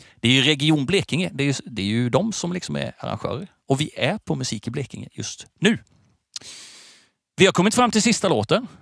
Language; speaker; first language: Swedish; native; Swedish